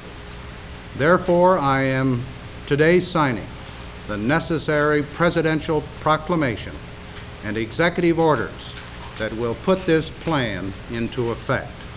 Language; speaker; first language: English; native; English